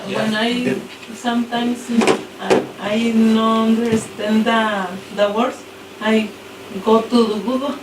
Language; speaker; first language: English; non-native, learner; Spanish